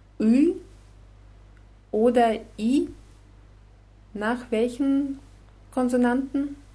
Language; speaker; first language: German; non-native, fluent; Russian